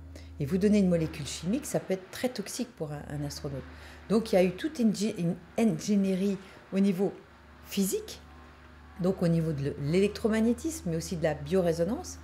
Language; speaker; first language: French; native; French